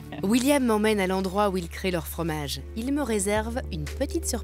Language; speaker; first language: French; native; French